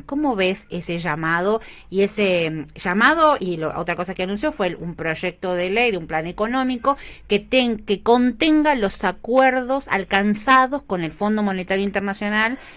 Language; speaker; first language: Spanish; native; Spanish